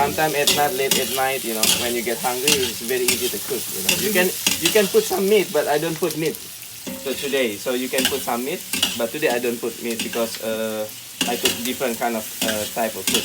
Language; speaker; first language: English; non-native, fluent; Indonesian